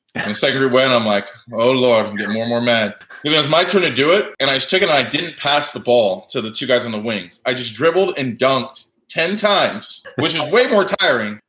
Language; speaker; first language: English; native; English